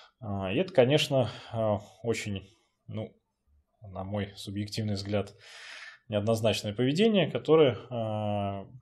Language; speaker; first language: Russian; native; Russian